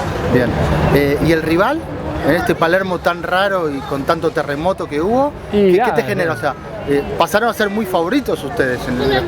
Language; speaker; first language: Spanish; native; Spanish